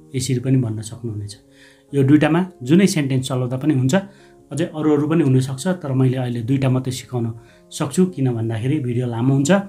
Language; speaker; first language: Nepali; non-native, local second language; Eastern Tamang